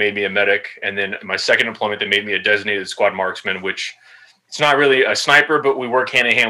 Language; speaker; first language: English; native; English